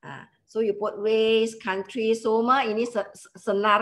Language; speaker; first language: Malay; non-native, local second language; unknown